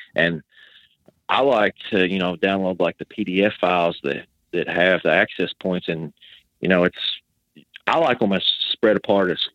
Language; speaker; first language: English; native; English